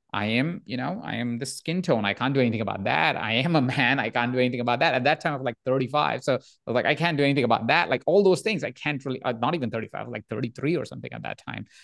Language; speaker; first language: English; non-native, local second language; Hindi